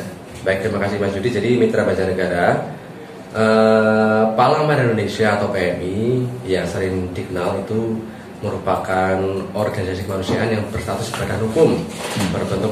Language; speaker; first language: Indonesian; native; Indonesian